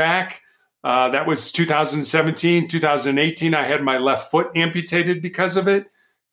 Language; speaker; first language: English; native; English